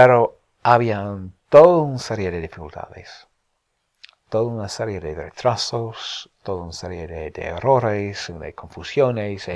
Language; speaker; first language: Spanish; non-native, fluent; English